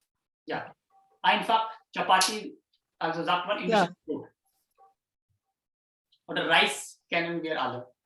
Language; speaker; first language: German; non-native, fluent; Hindi